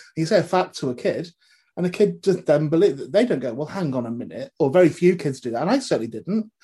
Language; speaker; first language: English; native; English